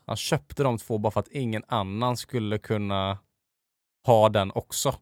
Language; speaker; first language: Swedish; native; Swedish